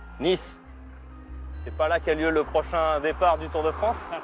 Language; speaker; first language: French; native; French